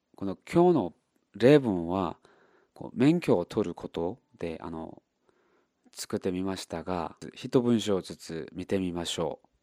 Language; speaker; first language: Japanese; non-native, fluent; Korean